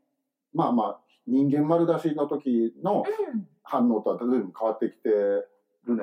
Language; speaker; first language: Japanese; native; Japanese